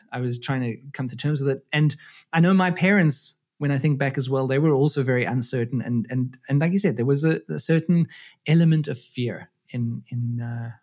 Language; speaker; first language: English; native; English